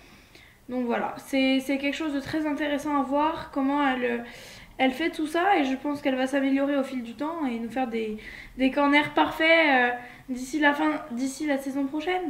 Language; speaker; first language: French; native; French